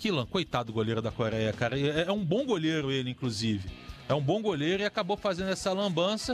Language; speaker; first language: Portuguese; native; Portuguese